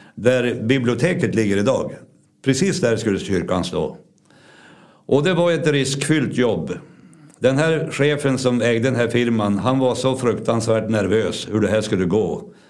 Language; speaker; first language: Swedish; native; Swedish